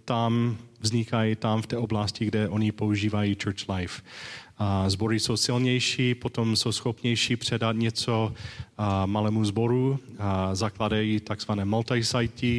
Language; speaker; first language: Czech; non-native, learner; English